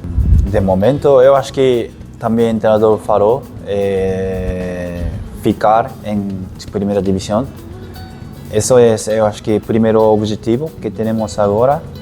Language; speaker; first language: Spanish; non-native, local second language; Portuguese